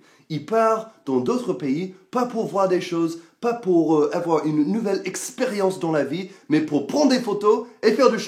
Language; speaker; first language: French; non-native, fluent; English